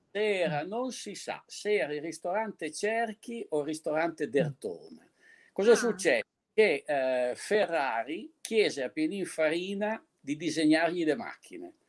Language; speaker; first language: Italian; native; Italian